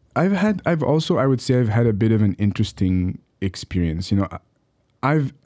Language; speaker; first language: English; early bilingual, other home language; Arabic